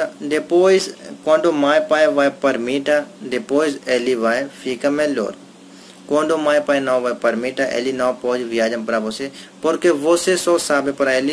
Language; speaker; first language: Portuguese; non-native, learner; Hindi